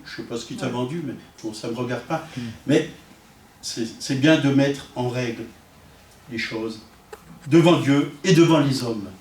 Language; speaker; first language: French; native; French